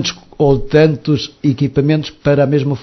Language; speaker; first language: Portuguese; native; Portuguese